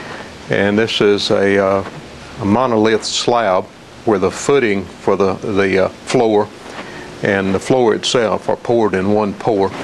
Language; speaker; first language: English; native; English